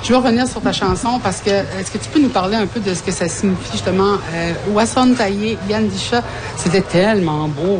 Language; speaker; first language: French; native; French